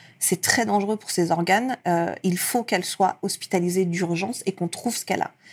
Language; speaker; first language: French; early bilingual, other home language; Persian